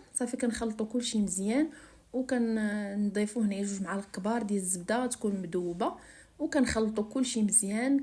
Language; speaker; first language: Arabic; native; Arabic